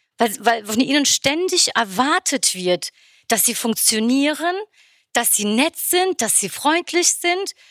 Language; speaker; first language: German; early bilingual, other home language; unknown